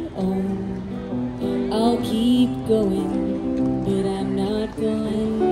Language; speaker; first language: English; native; English